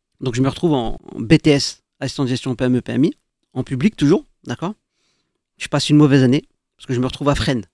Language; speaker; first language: French; early bilingual, other home language; Arabic